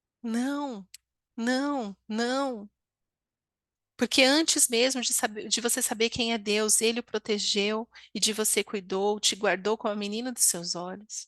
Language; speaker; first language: Portuguese; native; Portuguese